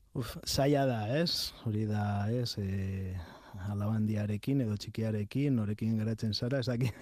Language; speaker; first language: Basque; non-native, local second language; Spanish